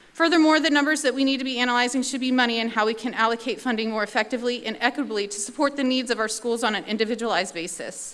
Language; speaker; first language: English; native; English